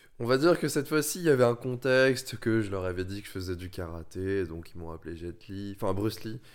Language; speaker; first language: French; early bilingual, other home language; Vietnamese